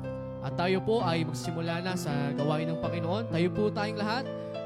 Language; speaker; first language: Filipino; native; Filipino